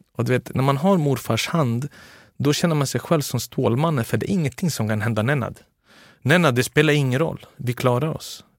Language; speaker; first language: Swedish; early bilingual, other home language; Serbian